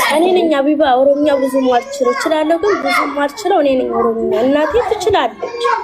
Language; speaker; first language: Amharic; native; Amharic